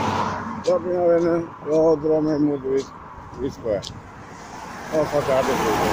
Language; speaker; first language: Swedish; non-native, learner; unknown